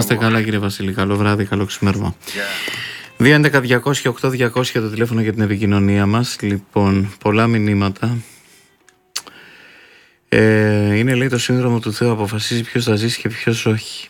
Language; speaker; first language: Greek; native; Greek